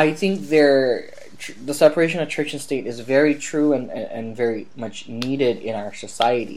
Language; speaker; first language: English; native; English